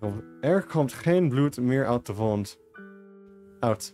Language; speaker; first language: Dutch; non-native, learner; English